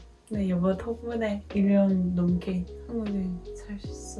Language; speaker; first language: Korean; non-native, fluent; Dutch